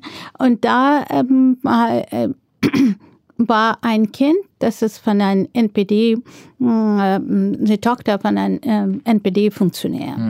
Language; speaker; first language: German; non-native, fluent; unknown